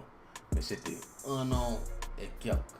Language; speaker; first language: French; non-native, learner; English